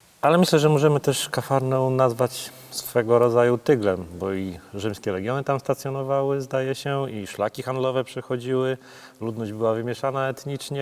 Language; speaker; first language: Polish; native; Polish